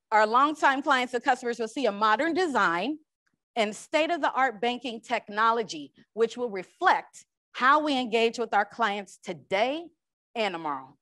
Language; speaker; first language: English; native; English